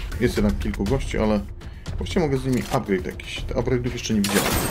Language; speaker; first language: Polish; native; Polish